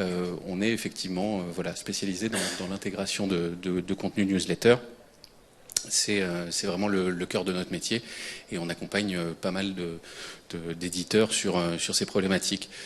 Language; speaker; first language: French; native; French